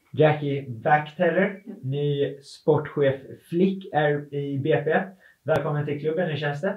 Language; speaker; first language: Swedish; native; Swedish